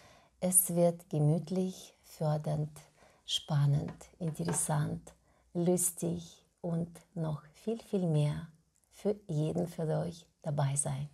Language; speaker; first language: German; non-native, fluent; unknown